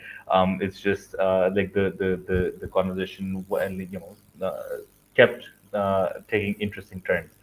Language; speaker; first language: English; non-native, local second language; Urdu